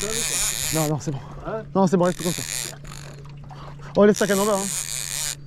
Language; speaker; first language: French; native; French